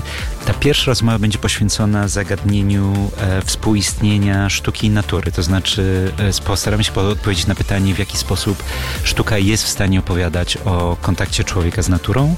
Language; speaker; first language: Polish; native; Polish